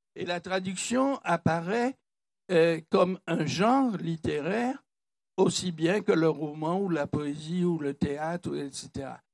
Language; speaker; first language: French; non-native, local second language; Guadeloupean Creole French